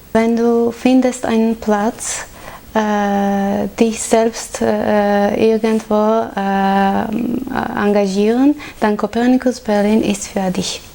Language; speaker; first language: German; non-native, learner; Armenian